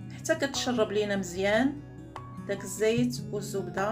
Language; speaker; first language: Arabic; native; Arabic